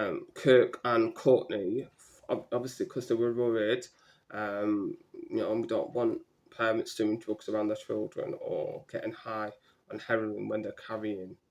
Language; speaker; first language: English; native; English